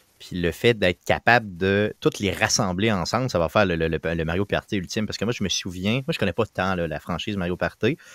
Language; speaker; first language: French; native; French